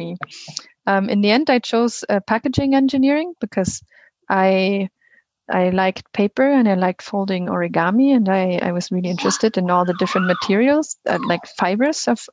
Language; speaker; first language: English; non-native, fluent; German